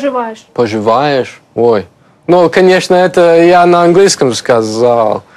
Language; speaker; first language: Russian; non-native, learner; English